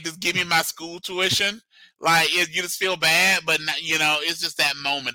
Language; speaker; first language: English; native; English